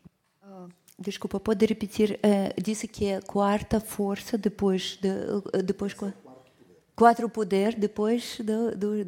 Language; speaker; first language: Portuguese; non-native, fluent; Russian